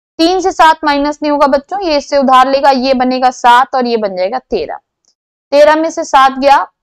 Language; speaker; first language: Hindi; native; Hindi